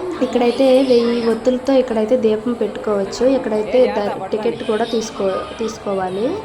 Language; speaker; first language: Telugu; native; Telugu